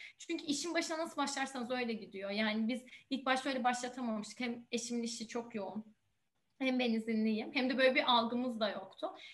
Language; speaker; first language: Turkish; native; Turkish